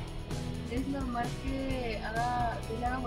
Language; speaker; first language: Spanish; native; Spanish